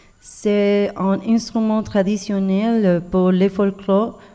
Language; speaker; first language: French; non-native, learner; Spanish